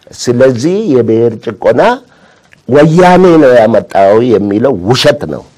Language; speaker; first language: Amharic; non-native, local second language; Oromo